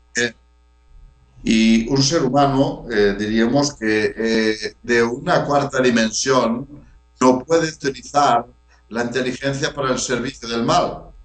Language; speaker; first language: Spanish; native; Spanish